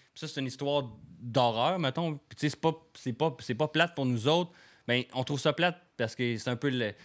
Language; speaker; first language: French; native; French